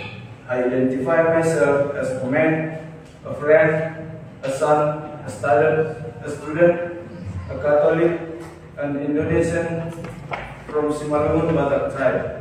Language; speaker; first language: English; non-native, learner; Indonesian